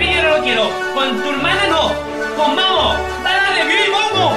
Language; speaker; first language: Spanish; native; Spanish